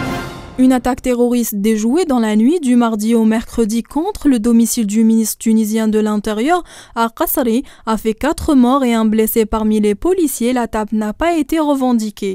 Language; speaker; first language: French; non-native, local second language; Arabic